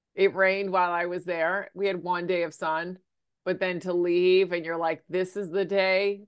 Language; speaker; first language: English; native; English